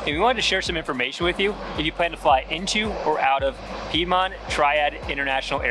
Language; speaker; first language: English; native; English